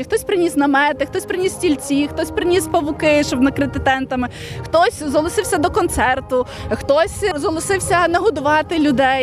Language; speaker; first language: Ukrainian; native; Ukrainian